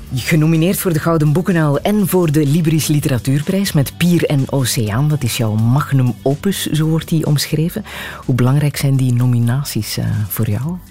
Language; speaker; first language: Dutch; native; Dutch